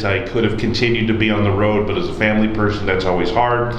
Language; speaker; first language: English; native; English